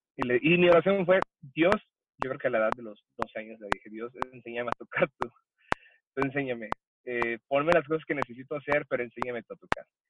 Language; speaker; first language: Spanish; early bilingual, heritage; Spanish